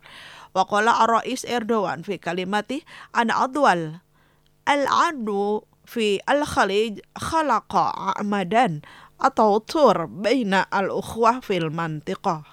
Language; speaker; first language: Arabic; non-native, fluent; Indonesian